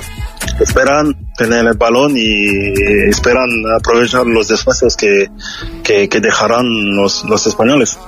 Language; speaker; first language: Spanish; non-native, fluent; French